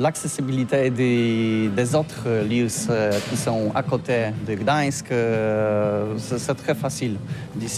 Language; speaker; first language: French; non-native, learner; Polish